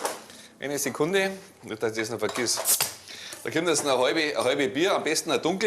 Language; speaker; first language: German; native; German